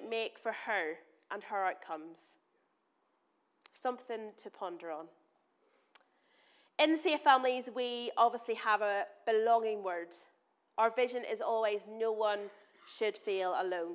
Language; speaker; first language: English; native; English